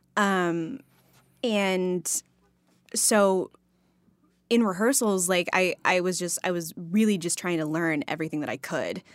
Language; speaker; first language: English; native; English